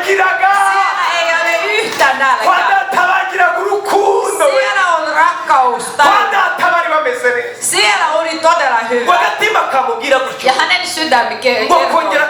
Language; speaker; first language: Finnish; non-native, learner; Kinyarwanda